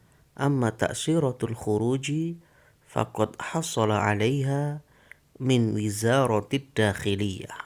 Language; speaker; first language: Arabic; non-native, fluent; Indonesian